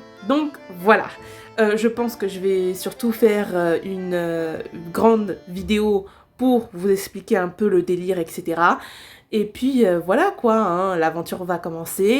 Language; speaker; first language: French; native; French